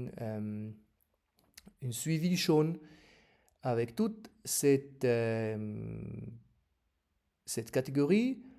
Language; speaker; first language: French; non-native, learner; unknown